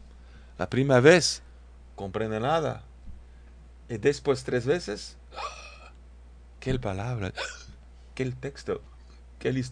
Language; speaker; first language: Spanish; non-native, learner; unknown